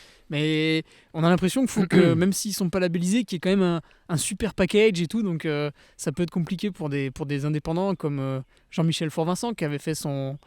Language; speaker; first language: French; native; French